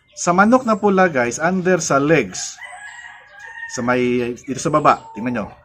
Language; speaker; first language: Filipino; non-native, local second language; Cebuano